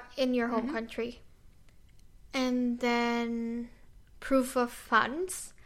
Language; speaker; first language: English; non-native, fluent; Indonesian